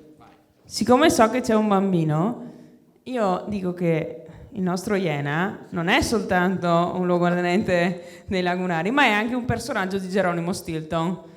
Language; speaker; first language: Italian; native; Italian